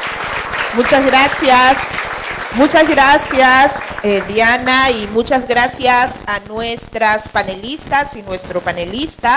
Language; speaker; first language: Spanish; native; Spanish